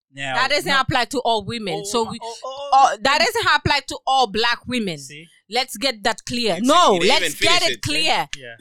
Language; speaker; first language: English; non-native, fluent; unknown